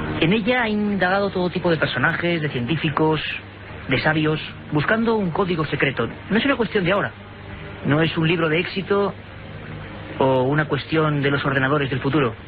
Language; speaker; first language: Spanish; native; Spanish